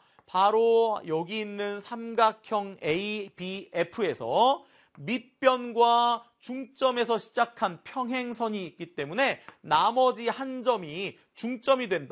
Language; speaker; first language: Korean; native; Korean